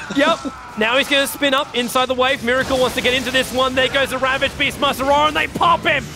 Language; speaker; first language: English; native; English